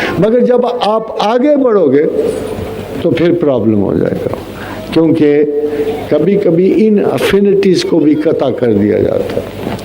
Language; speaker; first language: Urdu; non-native, local second language; Punjabi